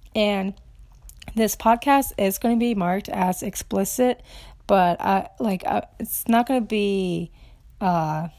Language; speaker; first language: English; non-native, fluent; Romanian